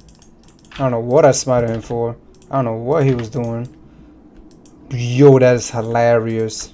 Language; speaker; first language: English; native; English